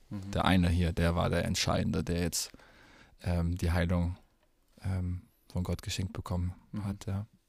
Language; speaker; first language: German; native; German